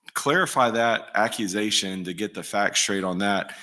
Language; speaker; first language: English; native; English